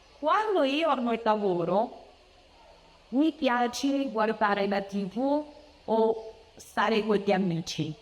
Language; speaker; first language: Italian; non-native, learner; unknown